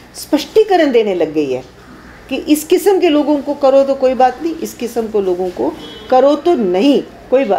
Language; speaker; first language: Hindi; native; Hindi